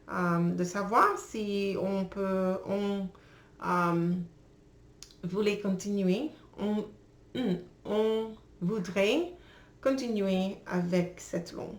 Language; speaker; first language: French; non-native, learner; English